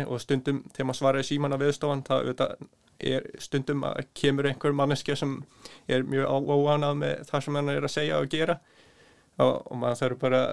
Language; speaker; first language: Icelandic; non-native, fluent; Danish